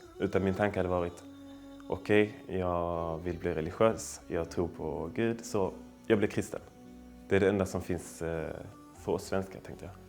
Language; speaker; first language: Swedish; native; Swedish